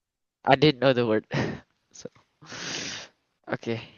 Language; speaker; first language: English; non-native, fluent; Malay